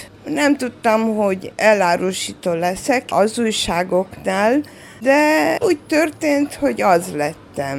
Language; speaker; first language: Hungarian; non-native, local second language; Romanian